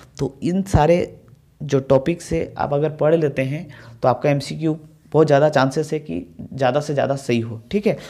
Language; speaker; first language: Hindi; native; Hindi